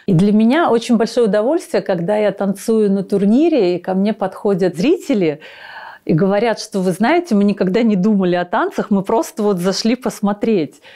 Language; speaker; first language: Russian; native; Russian